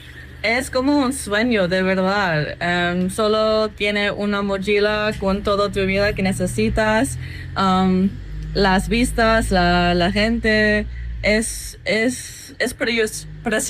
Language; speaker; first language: Spanish; non-native, learner; English